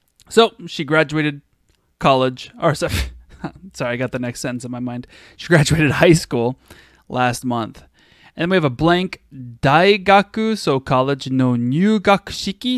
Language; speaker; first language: English; native; English